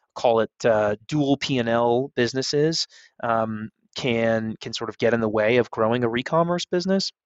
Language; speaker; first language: English; native; English